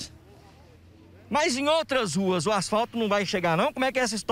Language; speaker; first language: Portuguese; native; Portuguese